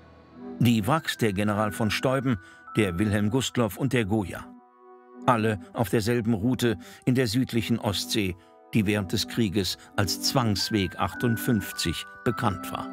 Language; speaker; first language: German; native; German